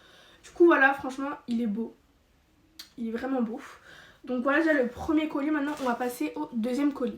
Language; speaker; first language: French; native; French